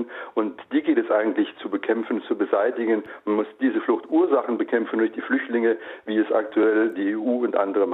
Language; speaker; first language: German; native; German